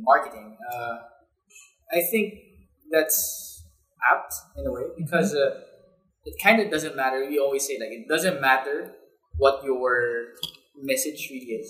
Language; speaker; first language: English; non-native, local second language; Hiligaynon